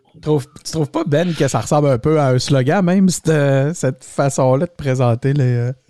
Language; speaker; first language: French; native; French